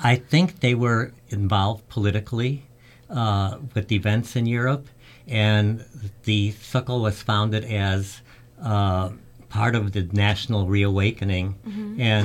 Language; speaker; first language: English; early bilingual, other home language; Czech